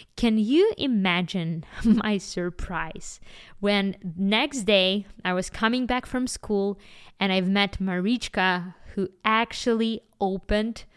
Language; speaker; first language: English; non-native, fluent; Ukrainian